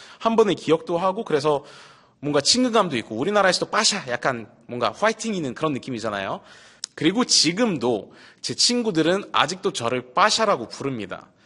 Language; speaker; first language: Korean; early bilingual, heritage; Russian